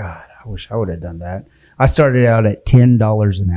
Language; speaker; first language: English; native; English